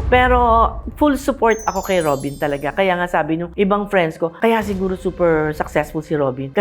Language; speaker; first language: Filipino; native; Filipino